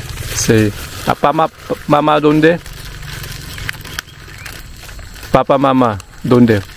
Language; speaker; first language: Spanish; non-native, learner; Vietnamese